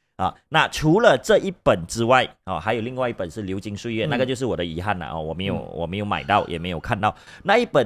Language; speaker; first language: Chinese; native; Chinese